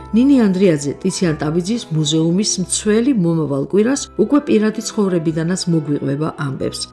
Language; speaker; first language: Georgian; native; Georgian